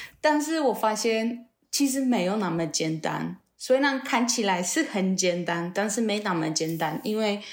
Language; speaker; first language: Chinese; non-native, fluent; Polish